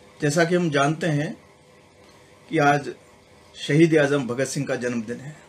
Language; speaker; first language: Hindi; non-native, local second language; Sindhi